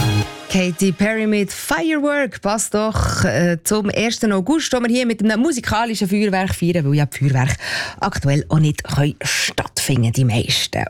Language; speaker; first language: German; native; German